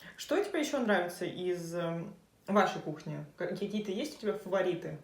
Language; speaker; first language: Russian; native; Russian